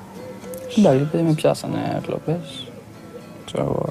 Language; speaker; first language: Greek; non-native, fluent; Albanian